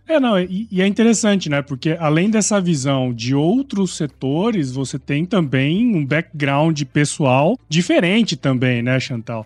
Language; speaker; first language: Portuguese; native; Portuguese